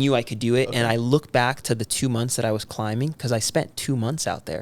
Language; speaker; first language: English; native; English